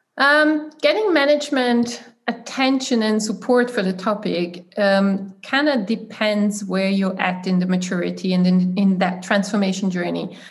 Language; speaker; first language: English; non-native, fluent; German